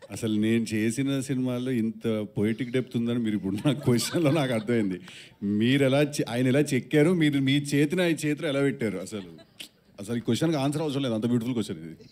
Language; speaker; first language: Telugu; native; Telugu